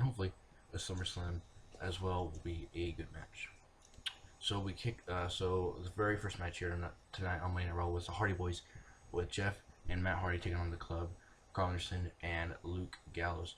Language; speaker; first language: English; native; English